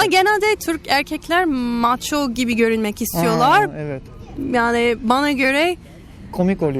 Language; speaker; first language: Turkish; non-native, learner; English